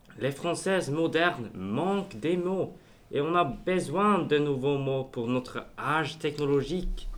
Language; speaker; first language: French; non-native, learner; Norwegian